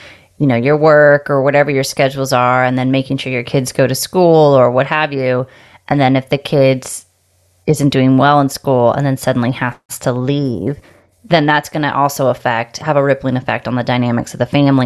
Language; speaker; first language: English; native; English